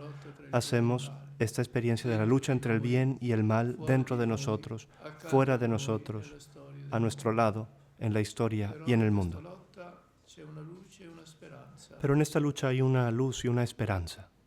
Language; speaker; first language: Spanish; non-native, fluent; Italian